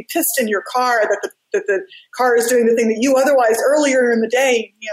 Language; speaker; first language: English; native; English